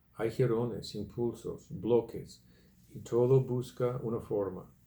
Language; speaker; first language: Spanish; non-native, fluent; English